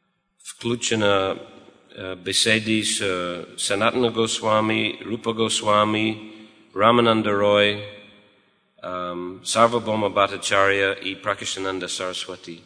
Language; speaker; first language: Russian; non-native, fluent; English